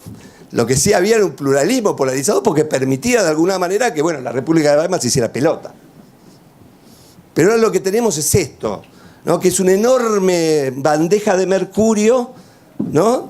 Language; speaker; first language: Spanish; native; Spanish